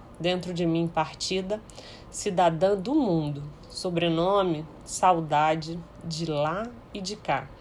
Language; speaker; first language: Portuguese; early bilingual, heritage; Portuguese